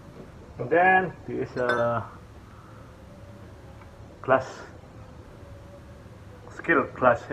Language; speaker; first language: English; non-native, learner; Indonesian